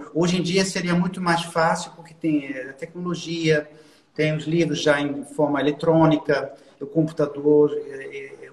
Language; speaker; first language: Portuguese; non-native, fluent; German